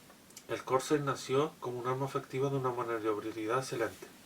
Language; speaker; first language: Spanish; native; Spanish